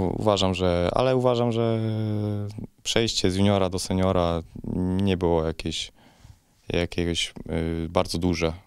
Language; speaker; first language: Polish; native; Polish